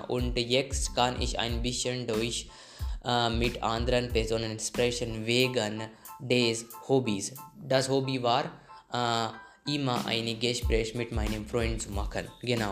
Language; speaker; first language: German; non-native, learner; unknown